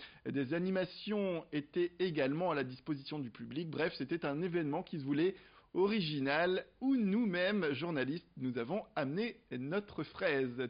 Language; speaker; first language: French; native; French